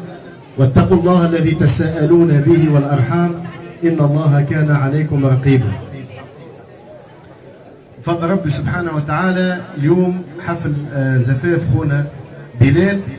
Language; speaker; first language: Arabic; native; Arabic